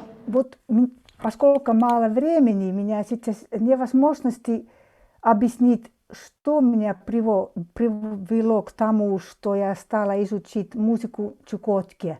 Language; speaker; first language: Russian; non-native, fluent; Finnish